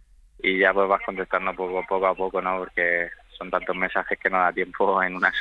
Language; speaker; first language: Spanish; native; Spanish